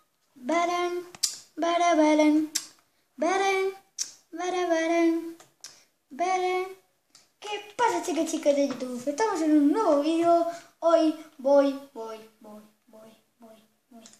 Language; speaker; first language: Spanish; native; Spanish